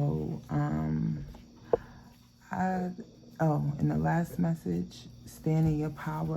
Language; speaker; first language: English; native; English